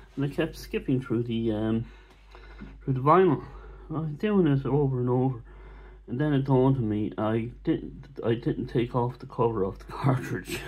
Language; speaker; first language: English; native; English